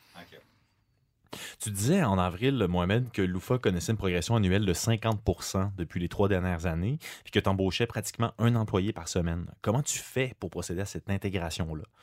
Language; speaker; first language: French; native; French